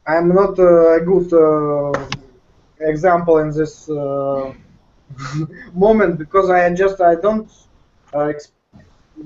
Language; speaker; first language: English; non-native, learner; Russian